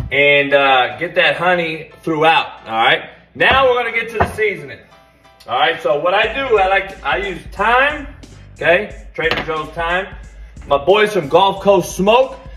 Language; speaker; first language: English; native; English